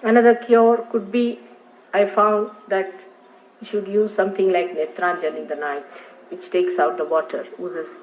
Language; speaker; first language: English; non-native, local second language; Marathi